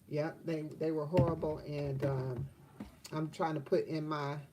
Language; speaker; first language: English; native; English